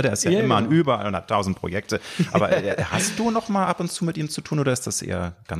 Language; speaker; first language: German; native; German